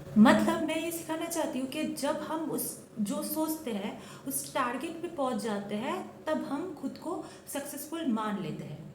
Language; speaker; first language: Hindi; non-native, local second language; Bangla